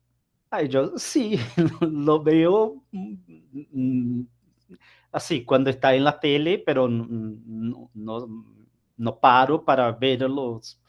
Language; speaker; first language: Spanish; non-native, fluent; Portuguese